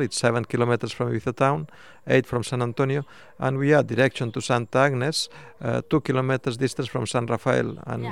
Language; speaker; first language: English; non-native, fluent; Spanish